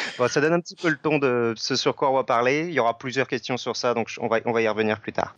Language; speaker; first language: French; native; French